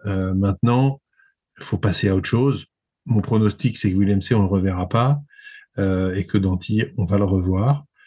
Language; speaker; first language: French; native; French